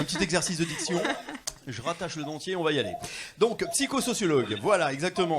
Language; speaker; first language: French; native; French